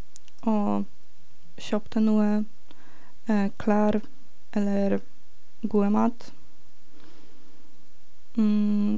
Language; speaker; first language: Norwegian; non-native, learner; Polish